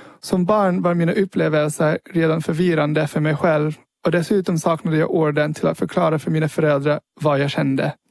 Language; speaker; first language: Swedish; early bilingual, heritage; Swedish